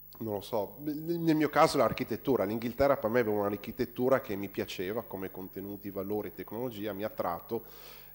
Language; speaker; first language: Italian; native; Italian